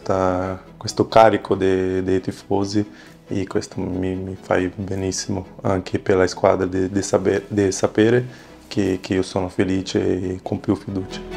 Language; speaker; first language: Italian; non-native, fluent; Portuguese